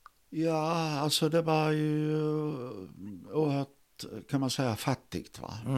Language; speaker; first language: Swedish; non-native, fluent; Arabic